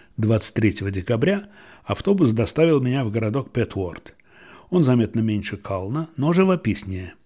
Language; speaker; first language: Russian; native; Russian